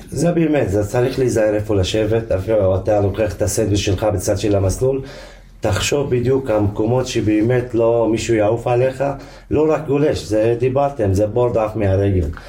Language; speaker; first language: Hebrew; non-native, local second language; Arabic